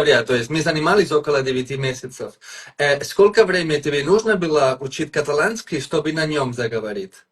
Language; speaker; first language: Russian; non-native, fluent; Catalan